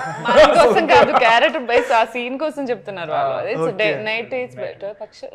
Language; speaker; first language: Telugu; non-native, learner; Malayalam